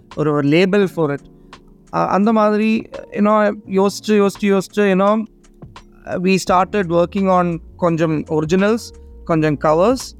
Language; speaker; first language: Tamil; non-native, learner; Malayalam